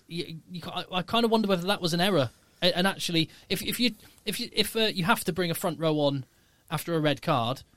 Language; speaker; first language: English; native; English